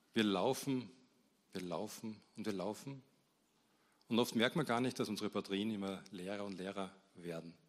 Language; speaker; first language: German; native; German